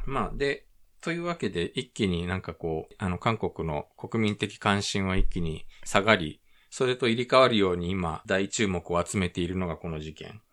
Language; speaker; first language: Japanese; native; Japanese